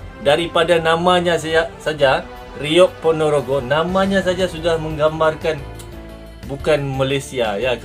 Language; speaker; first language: Malay; native; Malay